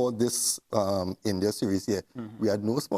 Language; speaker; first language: English; native; English